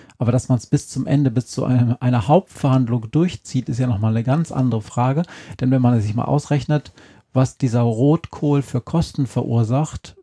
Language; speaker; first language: German; native; German